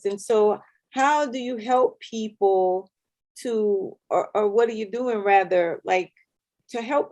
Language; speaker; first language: English; native; English